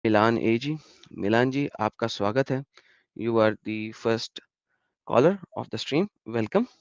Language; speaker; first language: Hindi; native; Hindi